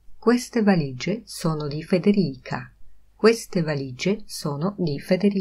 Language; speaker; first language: Italian; non-native, fluent; Polish